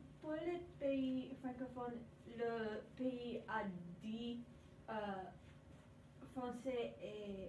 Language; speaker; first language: French; non-native, learner; English